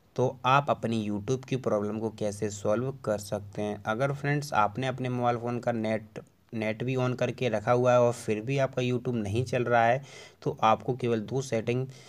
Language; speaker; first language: Hindi; native; Hindi